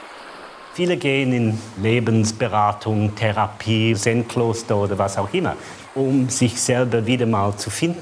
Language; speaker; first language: German; non-native, fluent; English